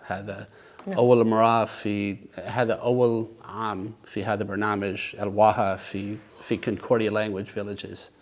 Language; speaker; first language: Arabic; non-native, learner; English